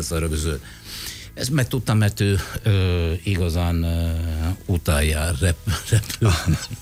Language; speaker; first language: Hungarian; non-native, fluent; Italian